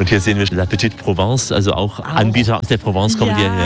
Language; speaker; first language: German; native; German